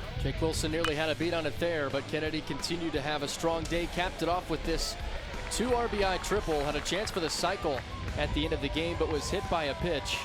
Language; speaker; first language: English; native; English